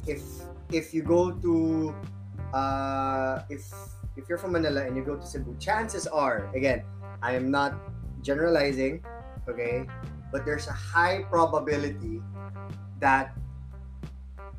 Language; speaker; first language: English; non-native, local second language; Filipino